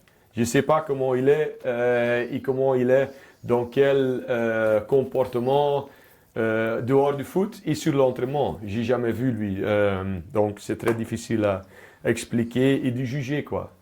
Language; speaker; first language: French; non-native, local second language; Dutch